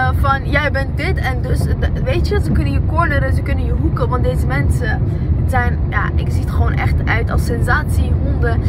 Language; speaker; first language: Dutch; early bilingual, other home language; Arabic